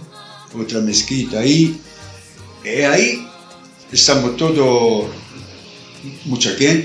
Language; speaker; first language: Spanish; non-native, learner; Italian